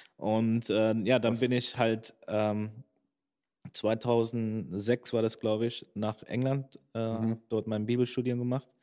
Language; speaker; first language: German; native; German